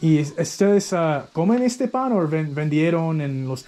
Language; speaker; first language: Spanish; non-native, learner; English